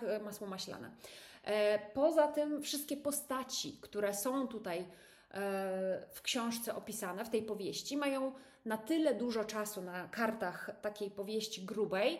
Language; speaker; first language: Polish; native; Polish